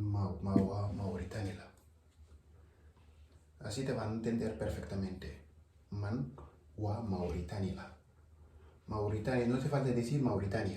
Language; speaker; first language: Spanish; non-native, learner; Wolof